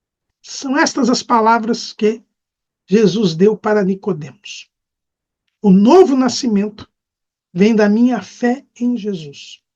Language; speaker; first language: Portuguese; native; Portuguese